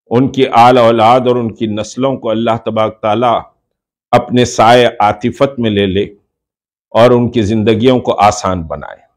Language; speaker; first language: Hindi; non-native, local second language; Urdu